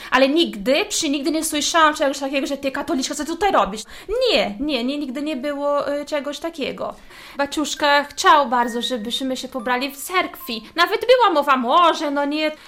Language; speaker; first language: Polish; non-native, fluent; Portuguese